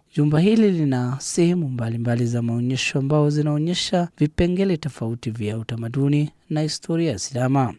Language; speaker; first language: Swahili; non-native, fluent; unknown